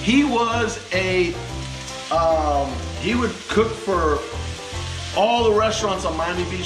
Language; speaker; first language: English; native; English